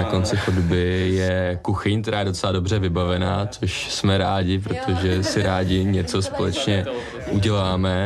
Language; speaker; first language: Czech; native; Czech